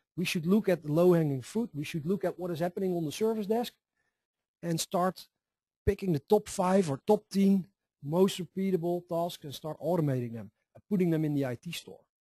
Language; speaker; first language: English; non-native, fluent; Dutch